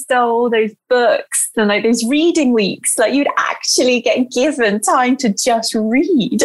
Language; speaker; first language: English; early bilingual, other home language; Portuguese